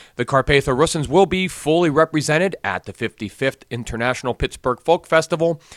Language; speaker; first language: English; native; English